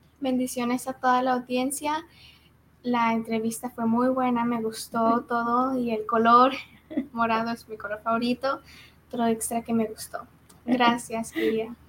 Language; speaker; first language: Spanish; early bilingual, heritage; Spanish